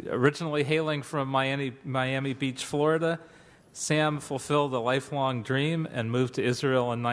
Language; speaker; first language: English; native; English